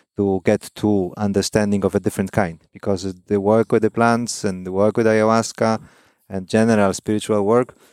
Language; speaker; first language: English; non-native, fluent; Polish